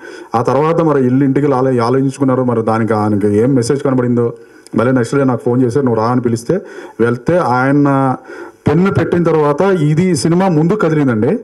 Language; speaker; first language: Telugu; native; Telugu